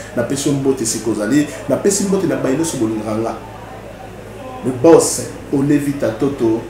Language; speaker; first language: Lingala; native; Lingala